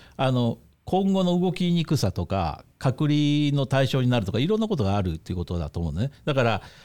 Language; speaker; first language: Japanese; native; Japanese